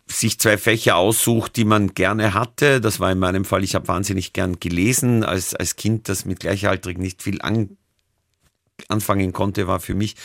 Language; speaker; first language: German; native; German